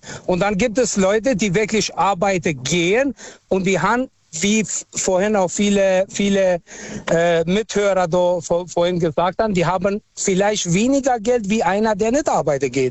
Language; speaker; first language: German; early bilingual, other home language; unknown